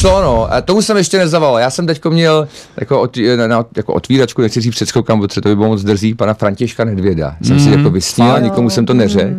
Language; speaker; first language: Czech; native; Czech